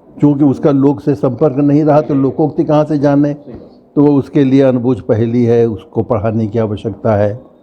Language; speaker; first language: Hindi; native; Hindi